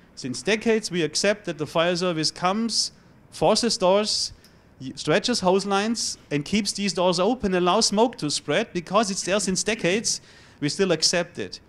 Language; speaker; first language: English; non-native, fluent; German